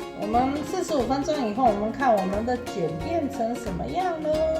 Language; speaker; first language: Chinese; early bilingual, heritage; Chinese